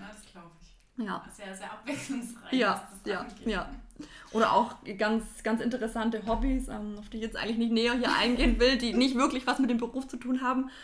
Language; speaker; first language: German; native; German